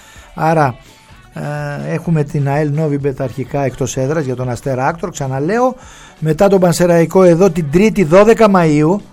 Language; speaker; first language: Greek; native; Greek